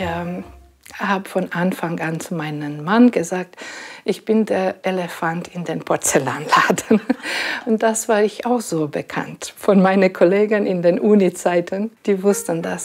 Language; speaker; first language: German; non-native, fluent; Romanian